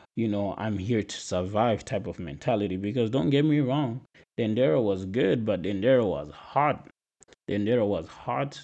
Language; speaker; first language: English; non-native, local second language; Shona